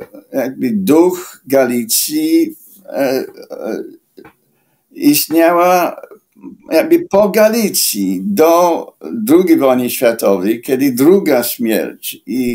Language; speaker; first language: Polish; non-native, fluent; English